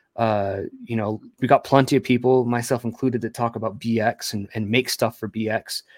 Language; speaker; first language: English; native; English